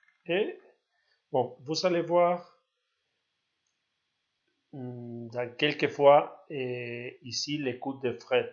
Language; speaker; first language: French; non-native, learner; Spanish